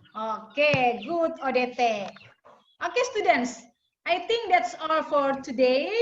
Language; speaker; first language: English; non-native, fluent; Indonesian